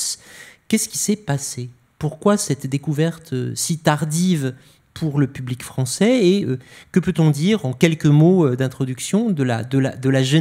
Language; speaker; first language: French; native; French